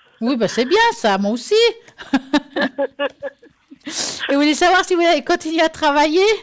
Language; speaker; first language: French; native; French